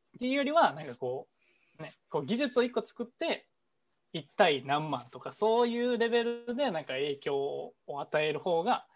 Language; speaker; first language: Japanese; native; Japanese